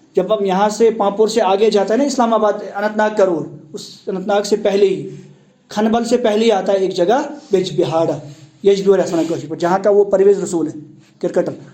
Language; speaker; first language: Urdu; non-native, local second language; Kashmiri